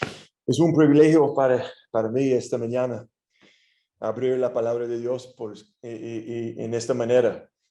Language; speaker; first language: Spanish; non-native, fluent; English